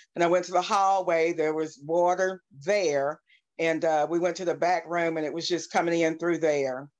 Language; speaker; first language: English; native; English